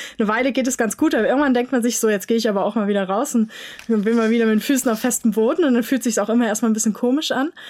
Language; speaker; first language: German; native; German